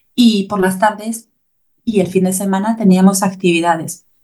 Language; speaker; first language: Spanish; native; Spanish